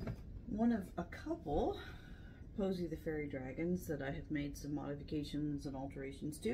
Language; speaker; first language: English; native; English